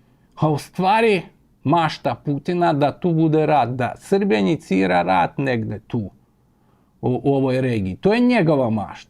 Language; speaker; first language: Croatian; non-native, fluent; Ukrainian